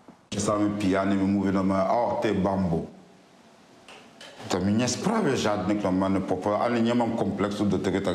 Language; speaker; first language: Polish; non-native, fluent; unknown